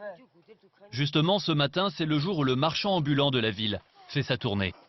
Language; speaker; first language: French; native; French